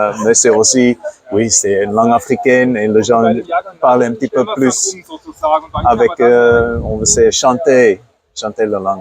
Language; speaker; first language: French; non-native, fluent; Afrikaans